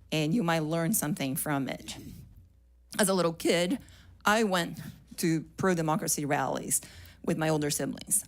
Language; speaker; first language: English; non-native, fluent; Portuguese